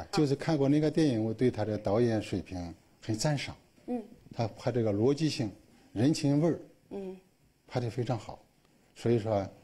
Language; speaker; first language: Chinese; native; Chinese